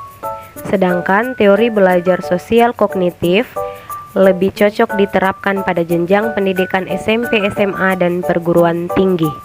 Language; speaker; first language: Indonesian; native; Indonesian